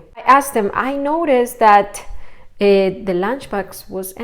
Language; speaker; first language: English; non-native, fluent; Spanish